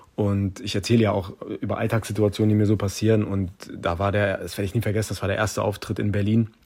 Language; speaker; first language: German; native; German